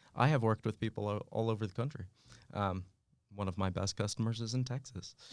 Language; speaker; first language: English; native; English